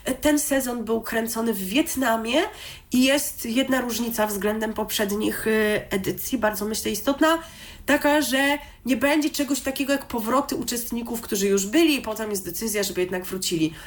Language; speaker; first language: Polish; native; Polish